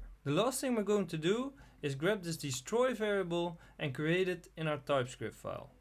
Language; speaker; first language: English; non-native, fluent; Dutch